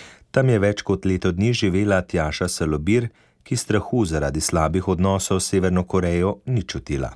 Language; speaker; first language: Slovenian; native; Slovenian